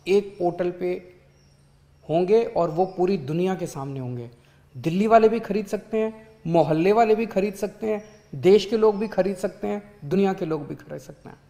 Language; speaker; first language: Hindi; native; Hindi